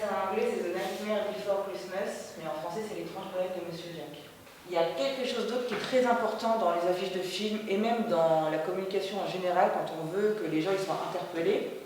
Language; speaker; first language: French; native; French